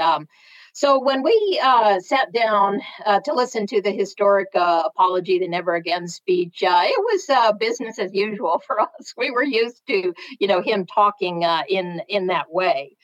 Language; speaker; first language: English; native; English